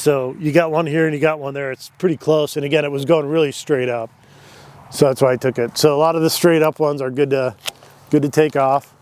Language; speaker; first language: English; native; English